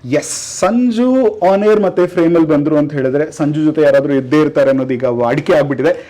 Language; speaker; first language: Kannada; native; Kannada